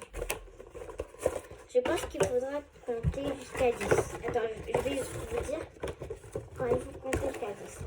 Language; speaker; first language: French; native; French